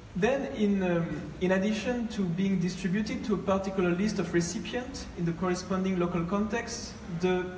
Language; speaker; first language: English; non-native, fluent; French